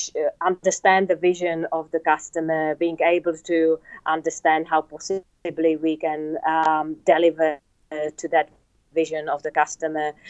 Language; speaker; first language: English; non-native, fluent; Czech